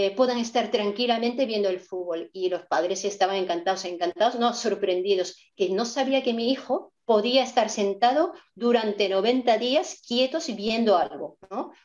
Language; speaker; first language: Spanish; non-native, fluent; Japanese